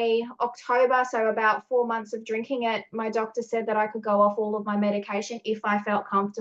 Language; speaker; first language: English; native; English